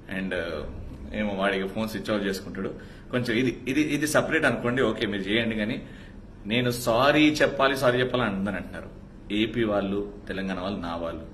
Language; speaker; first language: Telugu; native; Telugu